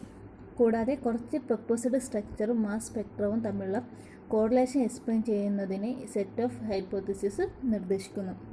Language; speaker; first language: Malayalam; native; Malayalam